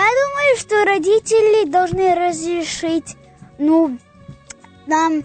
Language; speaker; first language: Russian; early bilingual, heritage; Russian